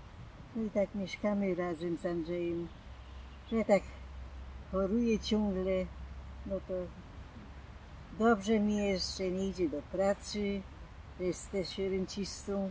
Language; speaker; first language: Polish; non-native, local second language; German